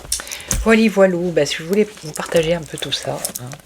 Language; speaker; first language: French; native; French